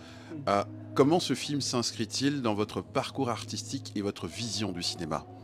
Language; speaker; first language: French; native; French